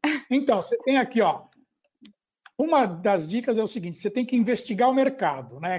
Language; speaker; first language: Portuguese; native; Portuguese